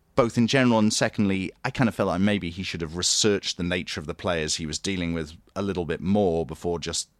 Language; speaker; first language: English; native; English